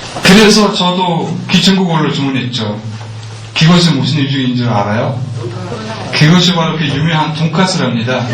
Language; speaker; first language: Korean; non-native, fluent; Mongolian